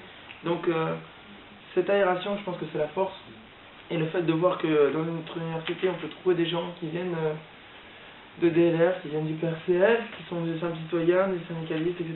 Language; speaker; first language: French; native; French